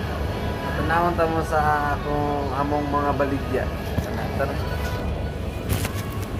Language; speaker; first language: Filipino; non-native, local second language; Cebuano